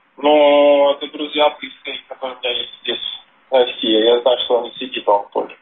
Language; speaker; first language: Russian; non-native, fluent; Portuguese